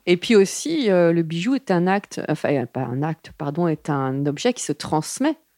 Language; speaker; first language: French; native; French